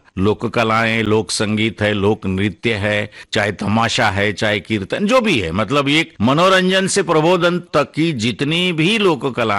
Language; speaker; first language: Hindi; non-native, local second language; Marathi